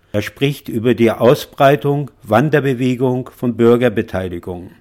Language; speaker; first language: German; native; German